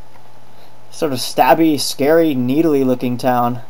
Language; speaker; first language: English; native; English